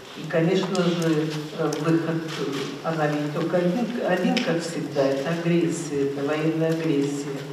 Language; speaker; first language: Russian; native; Russian